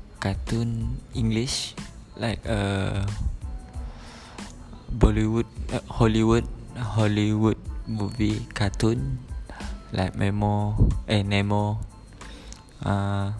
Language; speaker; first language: English; non-native, learner; Malay